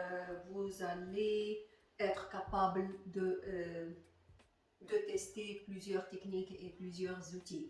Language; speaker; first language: French; non-native, fluent; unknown